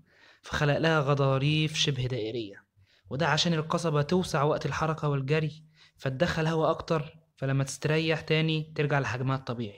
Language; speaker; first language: Arabic; native; Arabic